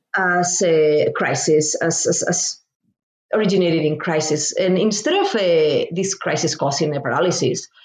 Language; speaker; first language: English; non-native, fluent; Spanish